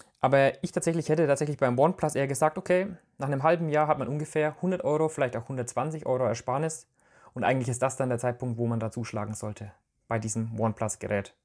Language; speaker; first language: German; native; German